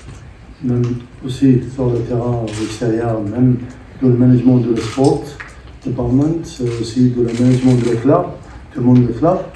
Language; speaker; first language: French; non-native, learner; Arabic